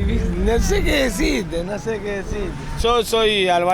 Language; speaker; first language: Spanish; native; Spanish